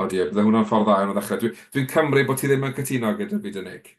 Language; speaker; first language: Welsh; native; Welsh